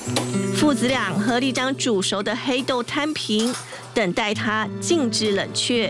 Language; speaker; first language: Chinese; native; Chinese